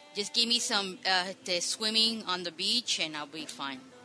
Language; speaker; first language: English; non-native, local second language; Spanish